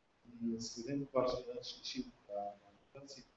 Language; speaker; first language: Hebrew; non-native, local second language; Arabic